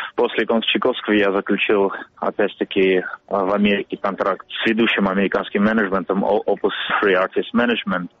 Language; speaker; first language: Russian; non-native, local second language; Armenian